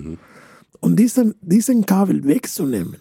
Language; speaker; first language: German; non-native, fluent; Spanish